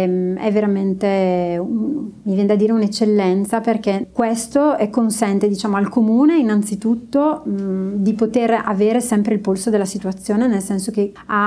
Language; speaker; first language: Italian; native; Italian